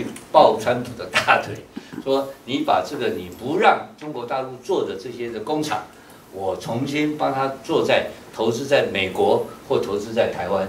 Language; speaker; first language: Chinese; native; Chinese